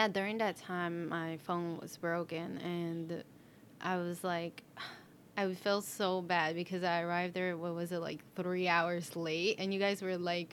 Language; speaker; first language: English; non-native, fluent; Spanish